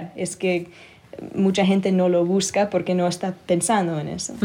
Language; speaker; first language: Spanish; early bilingual, other home language; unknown